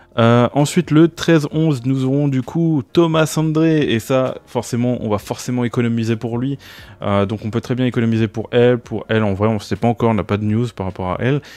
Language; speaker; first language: French; native; French